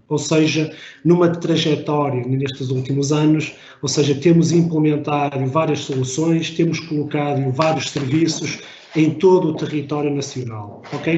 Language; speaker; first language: Portuguese; native; Portuguese